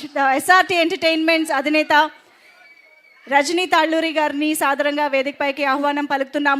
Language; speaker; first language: Telugu; native; Telugu